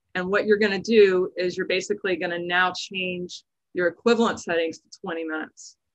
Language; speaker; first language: English; native; English